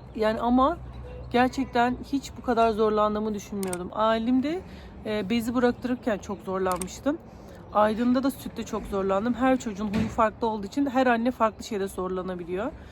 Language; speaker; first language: Turkish; native; Turkish